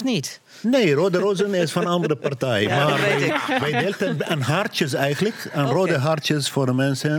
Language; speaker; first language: Dutch; non-native, learner; Arabic